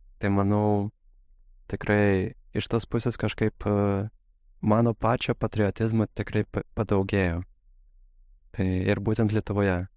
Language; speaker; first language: Lithuanian; non-native, fluent; Russian